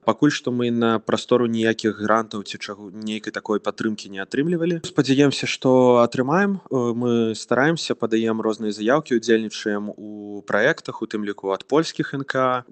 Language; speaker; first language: Belarusian; non-native, local second language; Russian